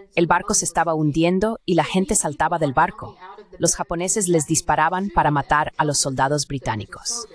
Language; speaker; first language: Spanish; non-native, fluent; Chinese